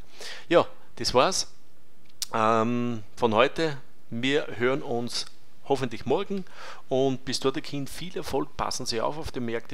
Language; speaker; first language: German; native; German